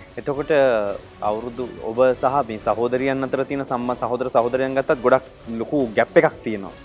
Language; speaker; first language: Sinhala; native; Sinhala